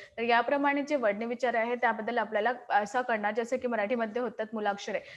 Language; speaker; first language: Marathi; non-native, local second language; Hindi